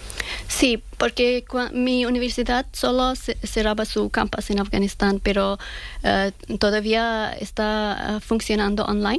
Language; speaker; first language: Spanish; non-native, fluent; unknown